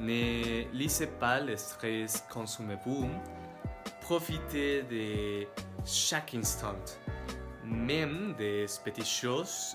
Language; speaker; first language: French; non-native, learner; Spanish